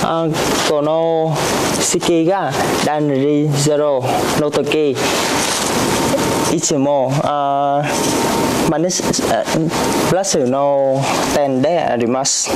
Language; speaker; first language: Japanese; non-native, learner; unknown